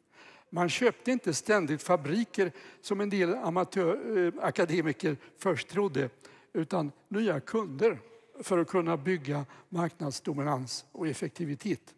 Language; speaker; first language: Swedish; native; Swedish